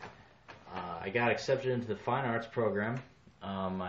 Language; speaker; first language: English; native; English